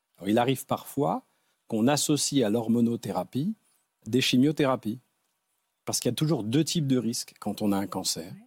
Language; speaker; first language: French; native; French